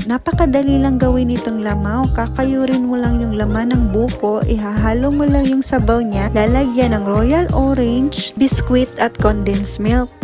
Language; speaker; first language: Filipino; non-native, local second language; Cebuano